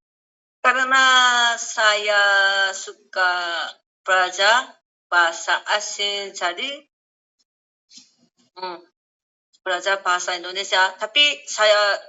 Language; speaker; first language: Indonesian; non-native, learner; Korean